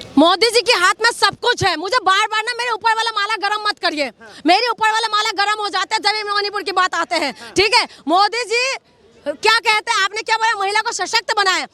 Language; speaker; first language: Hindi; non-native, local second language; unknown